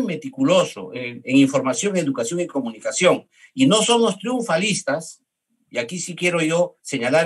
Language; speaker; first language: Spanish; native; Spanish